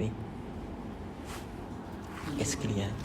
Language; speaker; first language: French; non-native, learner; Khmer